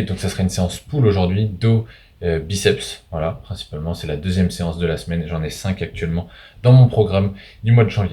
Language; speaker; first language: French; native; French